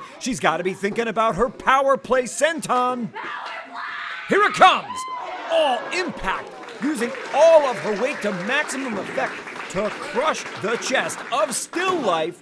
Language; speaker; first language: English; native; English